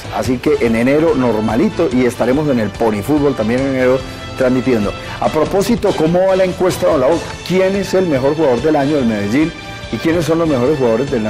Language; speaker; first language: Spanish; native; Spanish